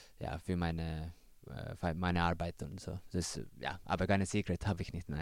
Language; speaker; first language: German; non-native, learner; Finnish